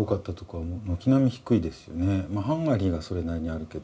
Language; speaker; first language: Japanese; native; Japanese